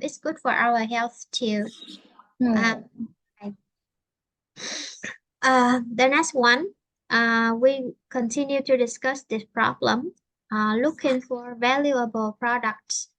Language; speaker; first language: English; non-native, fluent; Vietnamese